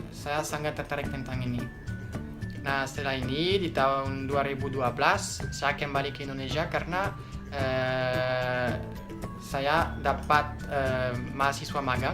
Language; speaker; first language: Indonesian; non-native, fluent; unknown